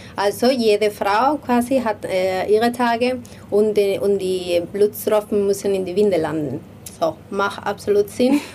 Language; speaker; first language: German; non-native, learner; Spanish